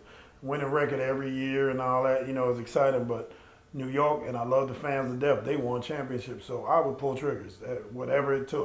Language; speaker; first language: English; native; English